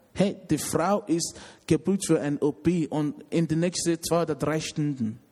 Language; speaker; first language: German; non-native, learner; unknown